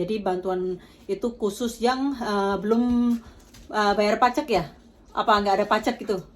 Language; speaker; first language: Indonesian; native; Indonesian